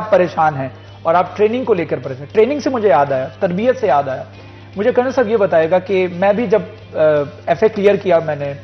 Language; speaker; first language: Hindi; non-native, local second language; Punjabi